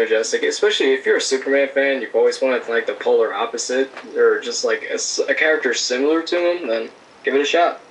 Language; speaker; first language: English; native; English